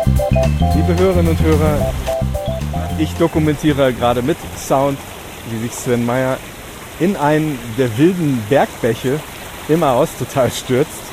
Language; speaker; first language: German; native; German